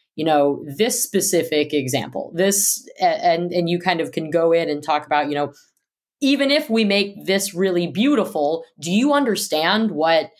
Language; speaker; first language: English; native; English